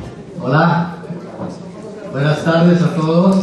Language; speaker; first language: Spanish; non-native, fluent; Hebrew